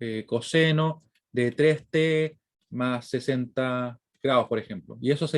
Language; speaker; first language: Spanish; native; Spanish